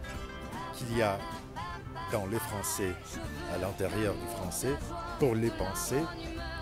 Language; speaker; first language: French; non-native, fluent; Spanish